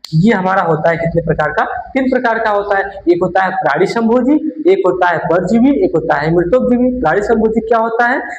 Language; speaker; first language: Hindi; native; Hindi